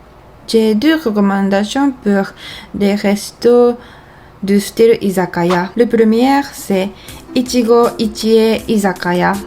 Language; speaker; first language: French; non-native, fluent; Japanese